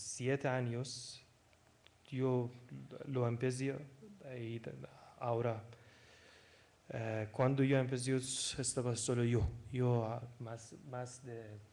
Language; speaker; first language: Spanish; non-native, fluent; Persian